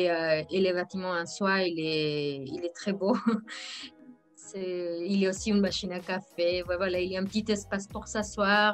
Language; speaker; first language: French; non-native, fluent; Spanish